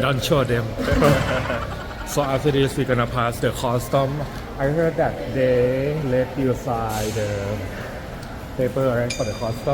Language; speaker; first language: English; non-native, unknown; Thai